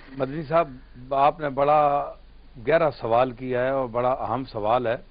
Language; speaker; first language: Urdu; non-native, local second language; Punjabi